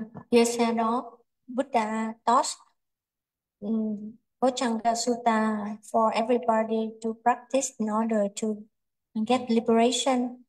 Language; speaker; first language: English; non-native, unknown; Vietnamese